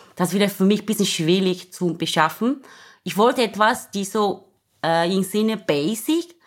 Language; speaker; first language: German; non-native, learner; Chinese